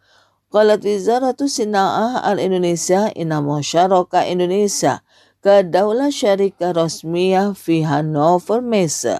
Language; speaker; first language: Arabic; non-native, fluent; Indonesian